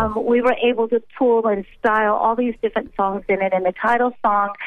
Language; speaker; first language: English; native; English